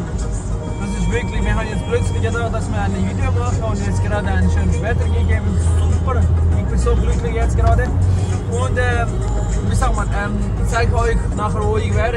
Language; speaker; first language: German; non-native, learner; Tibetan